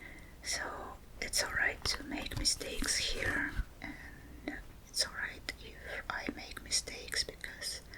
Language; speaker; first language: English; non-native, fluent; Russian